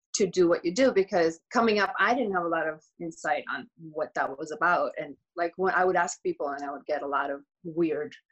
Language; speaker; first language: English; early bilingual, other home language; Georgian